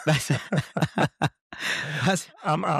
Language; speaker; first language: German; non-native, learner; Italian